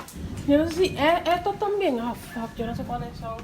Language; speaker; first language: Spanish; early bilingual, heritage; Spanish